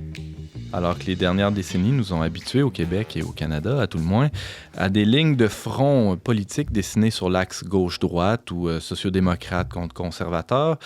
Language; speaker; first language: French; native; French